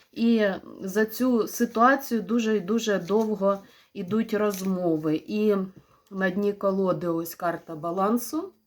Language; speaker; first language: Ukrainian; non-native, local second language; Russian